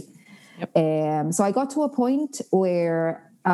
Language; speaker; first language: English; non-native, fluent; Spanish